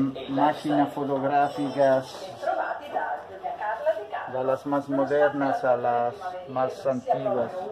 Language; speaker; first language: Spanish; non-native, fluent; Italian